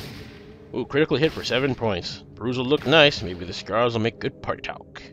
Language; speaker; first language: English; native; English